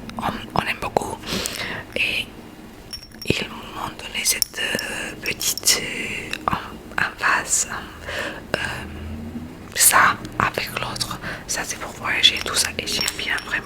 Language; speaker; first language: French; non-native, learner; Spanish